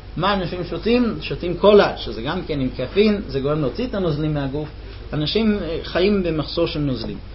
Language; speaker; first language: Hebrew; non-native, fluent; English